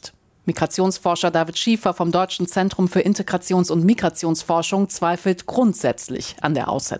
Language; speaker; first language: German; native; German